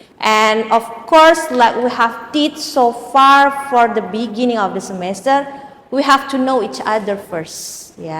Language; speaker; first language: English; non-native, fluent; Indonesian